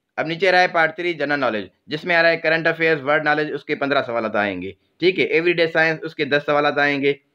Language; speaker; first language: Urdu; non-native, local second language; Sindhi